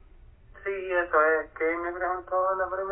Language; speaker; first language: Spanish; non-native, fluent; Arabic